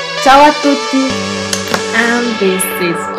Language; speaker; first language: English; non-native, learner; Italian